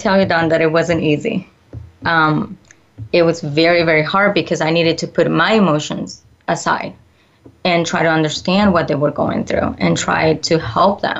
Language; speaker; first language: English; early bilingual, other home language; Spanish